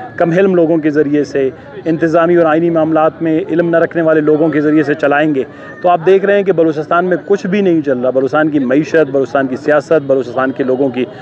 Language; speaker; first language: Urdu; non-native, local second language; Baluchi